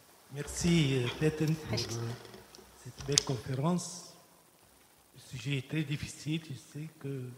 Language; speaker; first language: French; non-native, local second language; Arabic